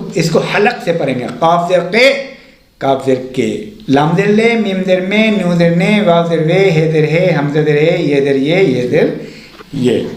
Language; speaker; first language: Hindi; native; Hindi